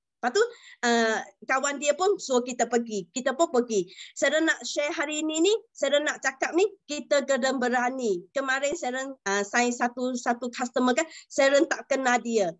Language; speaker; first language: Malay; non-native, local second language; Chinese